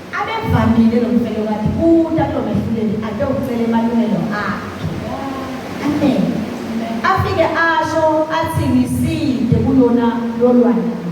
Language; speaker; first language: Zulu; non-native, local second language; Swati